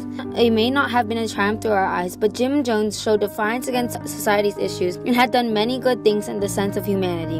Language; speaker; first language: English; native; English